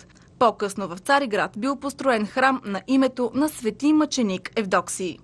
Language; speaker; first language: Bulgarian; native; Bulgarian